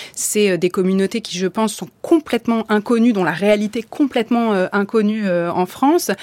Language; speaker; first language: French; native; French